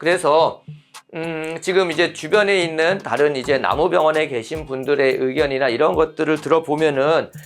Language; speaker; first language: Korean; native; Korean